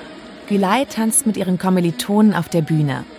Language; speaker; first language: German; native; German